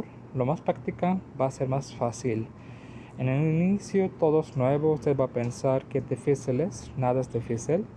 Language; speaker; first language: Spanish; non-native, learner; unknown